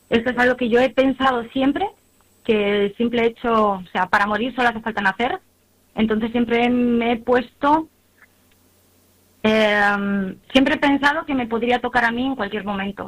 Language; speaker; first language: Spanish; native; Spanish